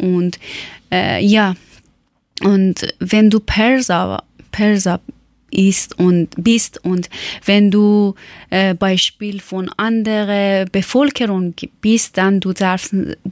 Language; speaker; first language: German; non-native, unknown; Persian